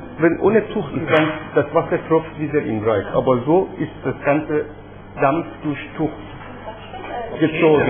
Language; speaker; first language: German; non-native, fluent; Persian